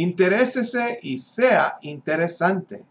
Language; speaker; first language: Spanish; non-native, fluent; English